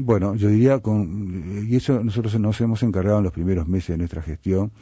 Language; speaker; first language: Spanish; native; Spanish